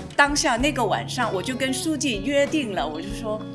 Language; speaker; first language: Chinese; non-native, local second language; Cantonese